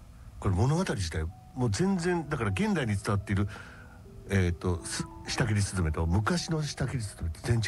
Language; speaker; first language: Japanese; native; Japanese